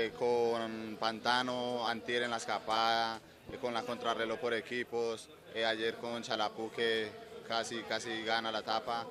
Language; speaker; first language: Spanish; native; Spanish